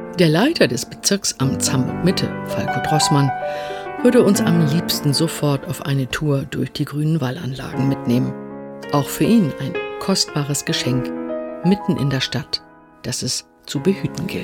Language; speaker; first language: German; native; German